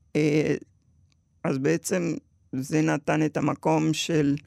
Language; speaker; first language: Hebrew; early bilingual, other home language; Spanish